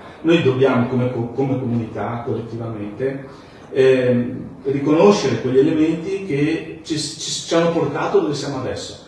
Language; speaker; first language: Italian; native; Italian